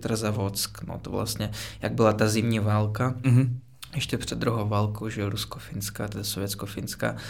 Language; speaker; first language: Czech; non-native, fluent; Russian